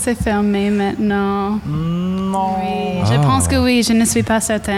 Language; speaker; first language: French; non-native, learner; English